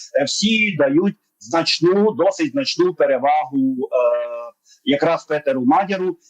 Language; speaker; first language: Ukrainian; non-native, local second language; Hungarian